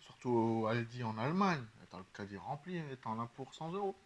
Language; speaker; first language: French; native; French